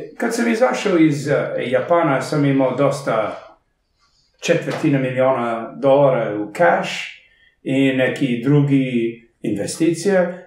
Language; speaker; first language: Serbian; early bilingual, heritage; Serbian